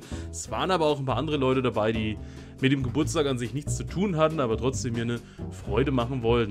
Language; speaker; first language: German; native; German